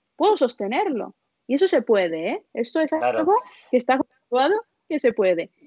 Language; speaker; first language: Spanish; early bilingual, other home language; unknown